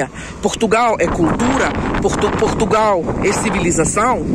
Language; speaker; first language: Portuguese; non-native, fluent; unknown